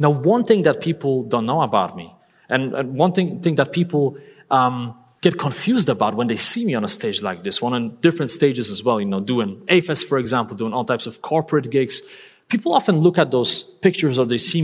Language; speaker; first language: English; non-native, fluent; Polish